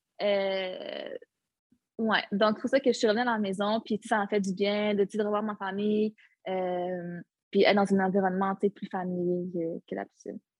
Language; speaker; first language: French; early bilingual, other home language; Arabic